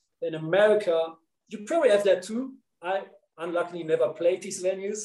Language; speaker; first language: English; non-native, fluent; Dutch